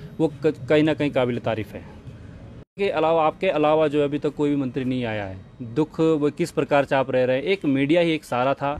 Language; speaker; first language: Hindi; native; Hindi